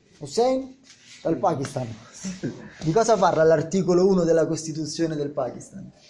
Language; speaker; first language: Italian; native; Italian